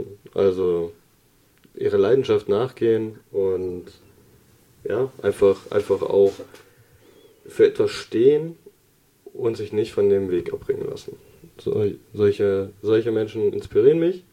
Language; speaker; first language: German; native; German